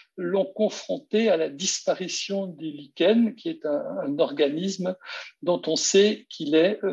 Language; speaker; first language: French; native; French